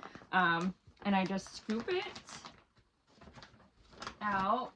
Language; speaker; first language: English; native; English